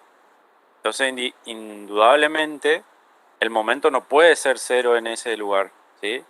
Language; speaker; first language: Spanish; native; Spanish